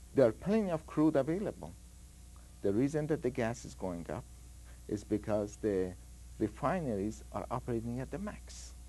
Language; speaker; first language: English; non-native, fluent; Persian